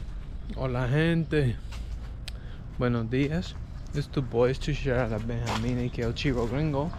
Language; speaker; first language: Spanish; non-native, learner; English